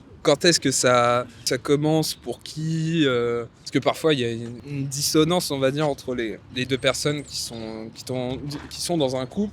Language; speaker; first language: French; native; French